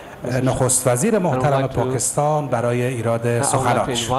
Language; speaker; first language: Persian; native; Persian